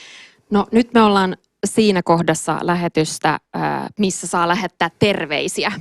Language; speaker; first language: Finnish; native; Finnish